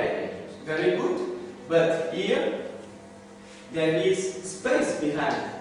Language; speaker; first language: English; non-native, learner; Portuguese